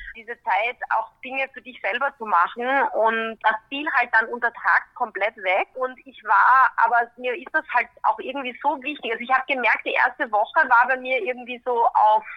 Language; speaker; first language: German; native; German